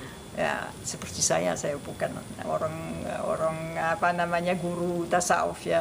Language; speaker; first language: Indonesian; non-native, fluent; French